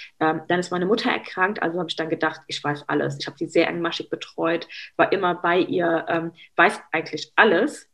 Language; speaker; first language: German; early bilingual, other home language; Arabic